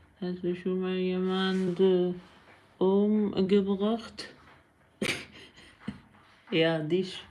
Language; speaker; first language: German; non-native, learner; Persian